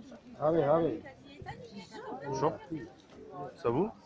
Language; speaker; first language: French; native; French